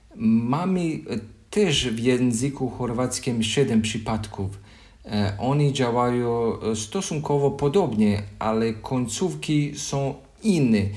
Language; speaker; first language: Polish; non-native, learner; Croatian